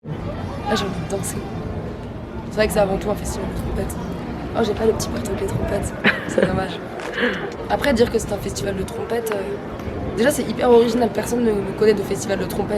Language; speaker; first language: French; native; French